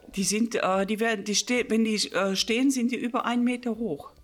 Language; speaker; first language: German; non-native, fluent; Afrikaans